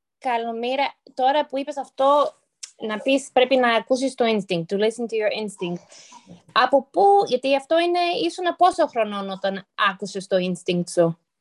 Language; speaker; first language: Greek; early bilingual, heritage; Greek